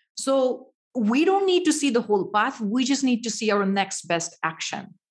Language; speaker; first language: English; non-native, local second language; Marathi